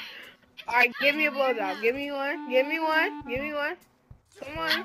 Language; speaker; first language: English; native; English